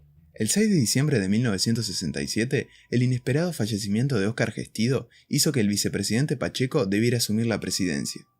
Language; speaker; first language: Spanish; native; Spanish